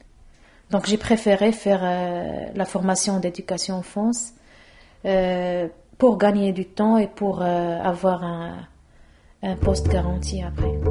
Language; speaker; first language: French; non-native, local second language; Arabic